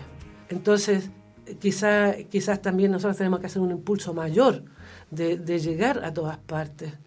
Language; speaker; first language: Spanish; native; Spanish